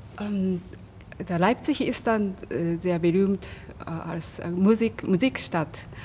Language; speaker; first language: German; non-native, learner; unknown